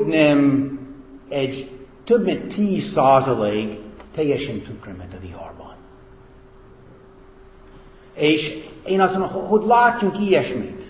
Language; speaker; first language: Hungarian; non-native, fluent; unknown